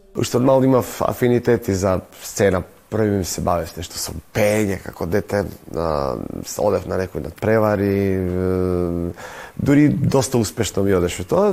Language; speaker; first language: Macedonian; native; Macedonian